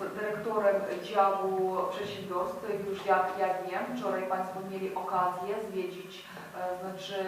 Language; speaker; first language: Polish; non-native, fluent; Ukrainian